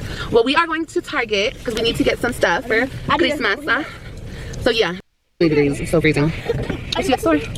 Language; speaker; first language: English; native; English